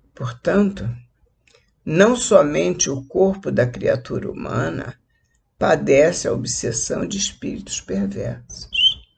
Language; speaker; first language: Portuguese; native; Portuguese